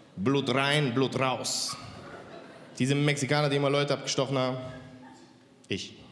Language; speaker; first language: German; native; German